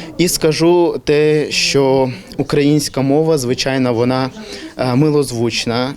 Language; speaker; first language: Ukrainian; non-native, local second language; Turkish